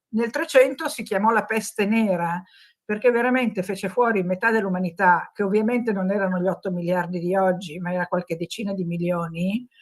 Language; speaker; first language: Italian; native; Italian